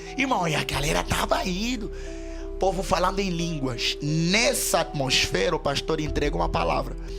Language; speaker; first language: Portuguese; native; Portuguese